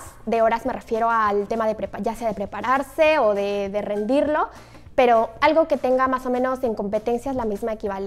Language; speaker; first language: Spanish; native; Spanish